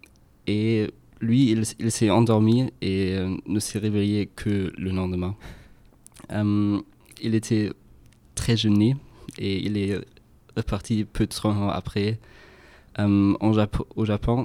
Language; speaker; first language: French; non-native, fluent; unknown